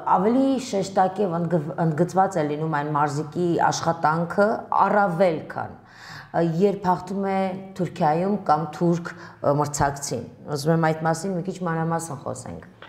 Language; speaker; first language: Armenian; native; Armenian